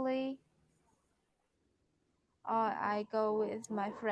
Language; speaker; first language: English; non-native, learner; Vietnamese